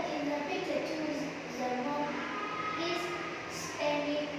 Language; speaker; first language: English; non-native, learner; Vietnamese